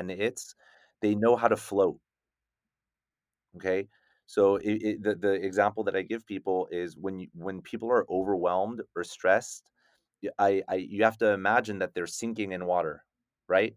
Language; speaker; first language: English; native; English